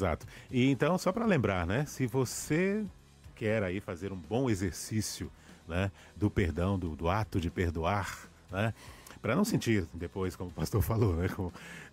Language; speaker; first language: Portuguese; native; Portuguese